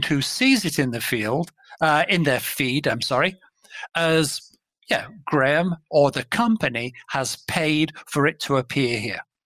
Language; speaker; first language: English; native; English